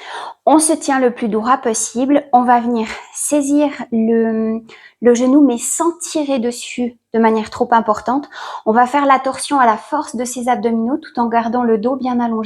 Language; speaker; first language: French; native; French